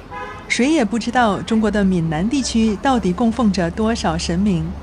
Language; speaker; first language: Chinese; native; Chinese